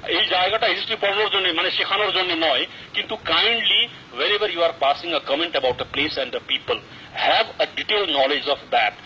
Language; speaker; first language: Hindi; non-native, local second language; Nepali